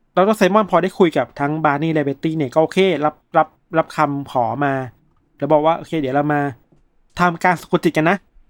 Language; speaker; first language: Thai; native; Thai